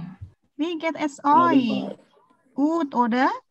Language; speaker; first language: German; non-native, fluent; Indonesian